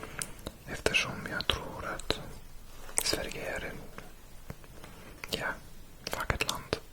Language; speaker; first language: Swedish; non-native, learner; English